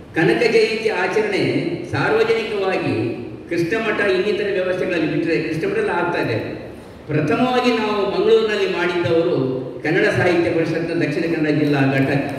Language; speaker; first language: Kannada; non-native, local second language; Tulu